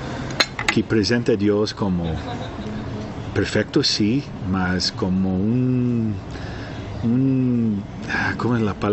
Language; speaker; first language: Spanish; non-native, fluent; Portuguese